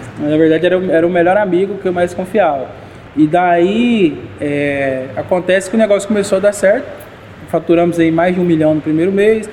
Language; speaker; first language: Portuguese; native; Portuguese